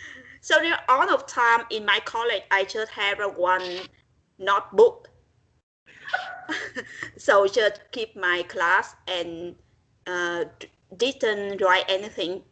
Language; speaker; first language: English; non-native, learner; Vietnamese